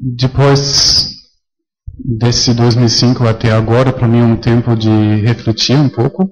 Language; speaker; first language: Portuguese; non-native, fluent; German